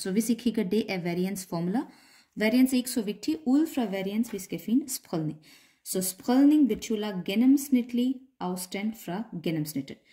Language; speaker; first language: Danish; non-native, fluent; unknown